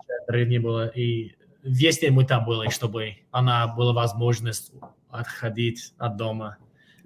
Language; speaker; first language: Russian; non-native, fluent; English